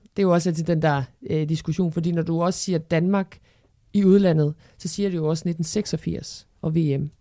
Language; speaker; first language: Danish; early bilingual, other home language; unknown